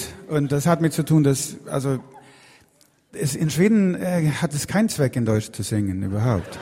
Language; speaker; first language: German; non-native, learner; Swedish